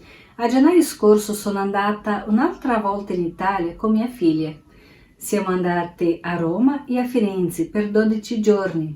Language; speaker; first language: Italian; non-native, learner; Portuguese